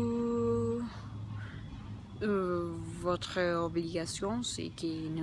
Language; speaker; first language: French; non-native, learner; Spanish